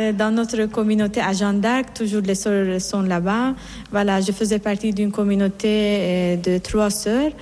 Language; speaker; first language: French; non-native, fluent; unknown